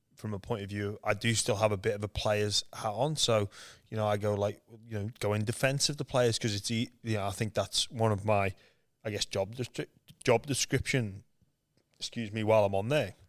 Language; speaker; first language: English; native; English